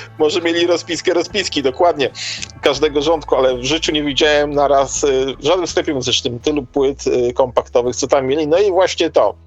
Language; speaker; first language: Polish; native; Polish